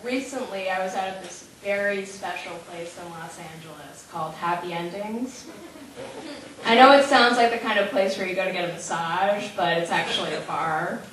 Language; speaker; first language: English; native; English